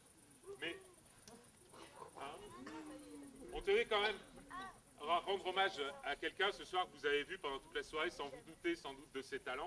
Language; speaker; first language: French; native; French